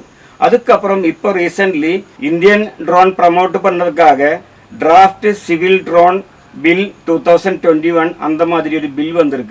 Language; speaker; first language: Tamil; non-native, learner; Malayalam